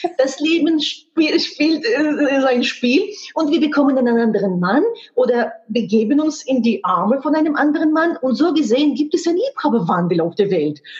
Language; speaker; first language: German; non-native, fluent; Russian